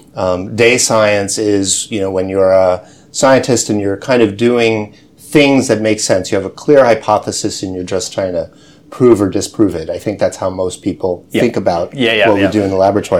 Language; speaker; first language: English; native; English